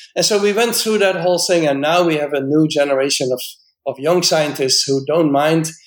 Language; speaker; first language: English; non-native, fluent; Dutch